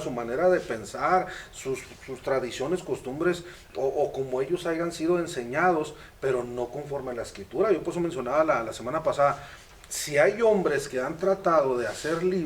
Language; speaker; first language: Spanish; native; Spanish